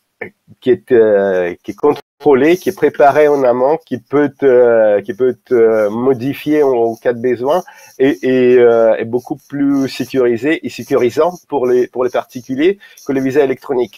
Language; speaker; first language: French; non-native, fluent; Russian